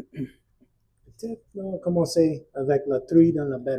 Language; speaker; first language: French; non-native, learner; English